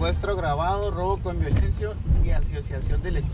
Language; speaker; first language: Spanish; native; Spanish